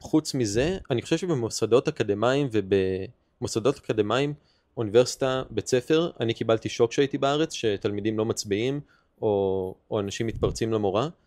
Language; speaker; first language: Hebrew; early bilingual, heritage; Hebrew